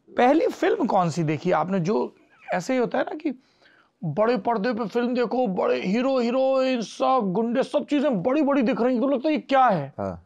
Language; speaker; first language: Hindi; native; Hindi